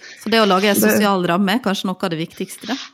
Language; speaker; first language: Norwegian; native; Norwegian